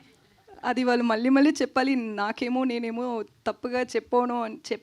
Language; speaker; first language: Telugu; non-native, local second language; Tamil